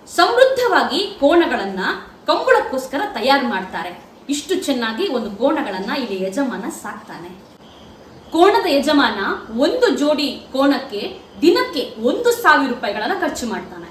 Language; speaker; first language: Kannada; non-native, local second language; Tulu